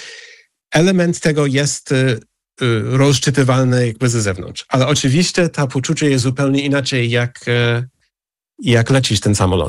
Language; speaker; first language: Polish; non-native, fluent; English